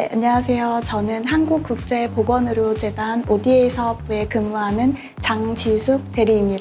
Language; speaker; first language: Korean; native; Korean